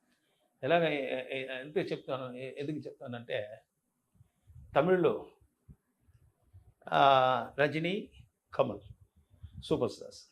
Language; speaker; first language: Telugu; non-native, learner; Tamil